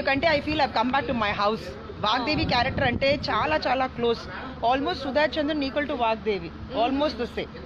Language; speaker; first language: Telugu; non-native, learner; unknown